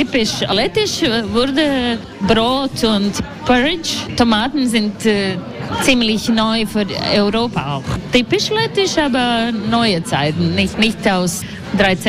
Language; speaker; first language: German; non-native, learner; Latvian